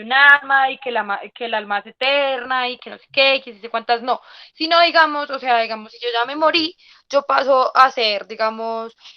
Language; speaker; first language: Spanish; native; Spanish